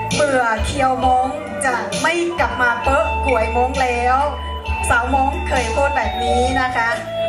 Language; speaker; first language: Thai; non-native, local second language; Hmong